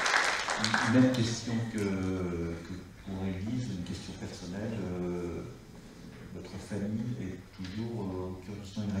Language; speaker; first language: French; native; French